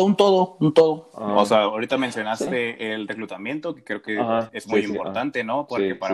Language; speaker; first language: Spanish; native; Spanish